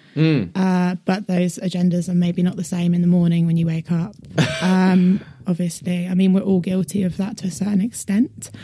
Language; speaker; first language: English; native; English